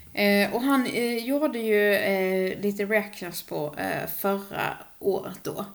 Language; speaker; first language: Swedish; native; Swedish